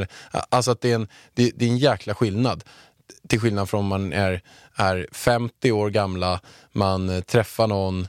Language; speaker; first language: Swedish; native; Swedish